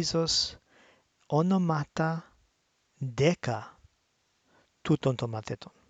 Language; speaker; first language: Greek; non-native, learner; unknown